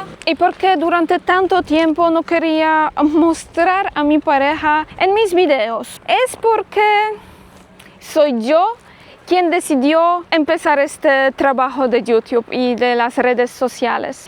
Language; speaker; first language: Spanish; non-native, fluent; Polish